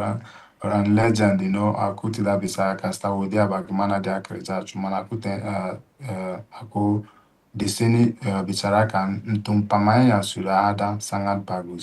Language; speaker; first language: Indonesian; non-native, fluent; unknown